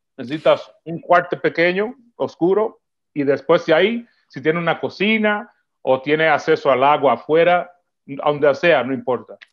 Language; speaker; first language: Spanish; early bilingual, heritage; Spanish